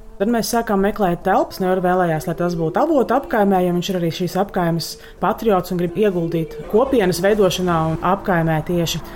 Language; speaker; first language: Latvian; native; Latvian